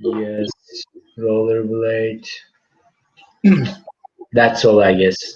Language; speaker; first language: English; non-native, fluent; Turkish